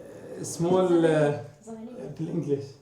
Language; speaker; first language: English; non-native, learner; Arabic